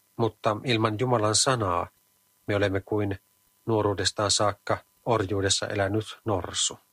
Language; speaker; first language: Finnish; native; Finnish